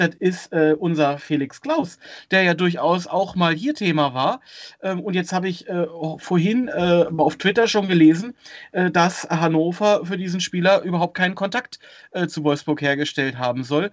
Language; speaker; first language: German; native; German